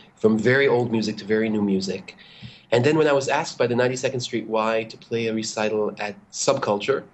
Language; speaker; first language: English; non-native, fluent; Hebrew